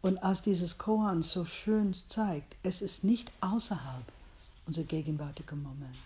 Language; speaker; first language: German; non-native, fluent; English